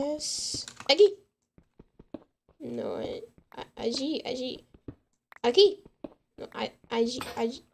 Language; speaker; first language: Spanish; non-native, learner; English